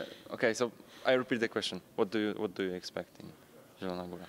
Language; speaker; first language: English; non-native, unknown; Polish